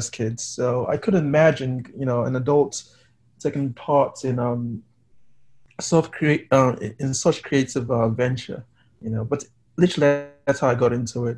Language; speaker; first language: English; native; English